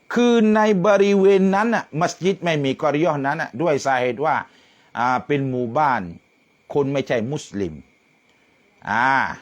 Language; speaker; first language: Thai; non-native, local second language; Malay